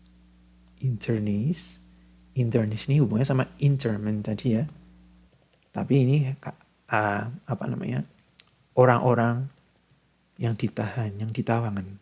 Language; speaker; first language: Indonesian; native; Indonesian